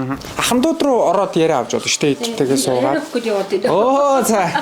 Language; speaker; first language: Mongolian; native; Mongolian